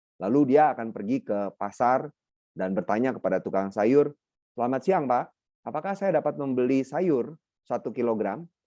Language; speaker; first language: Indonesian; non-native, local second language; Minangkabau